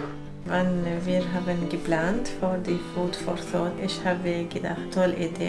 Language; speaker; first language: German; non-native, learner; Arabic